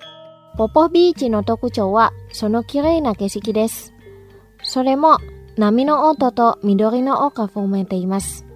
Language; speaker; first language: Japanese; non-native, fluent; Indonesian